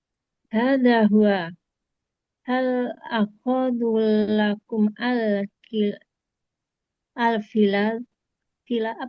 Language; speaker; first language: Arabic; non-native, learner; Indonesian